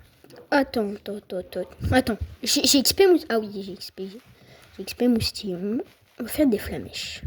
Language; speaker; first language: French; native; French